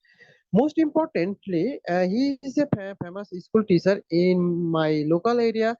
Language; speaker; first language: English; non-native, learner; Bangla